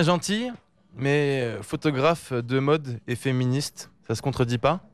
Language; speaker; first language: French; native; French